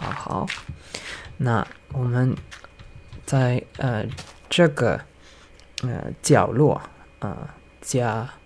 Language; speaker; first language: Chinese; non-native, learner; English